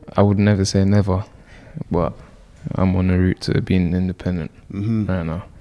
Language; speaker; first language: English; native; English